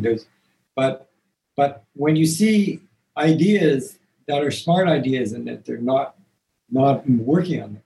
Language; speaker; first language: English; native; English